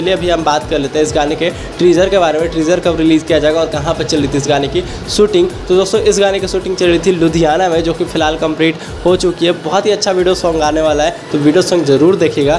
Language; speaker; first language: Hindi; native; Hindi